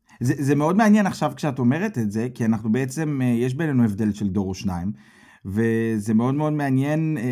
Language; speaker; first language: Hebrew; native; Hebrew